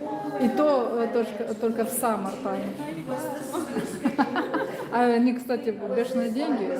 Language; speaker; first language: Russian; non-native, local second language; Romanian